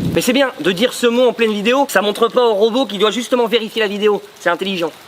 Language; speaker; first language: French; native; French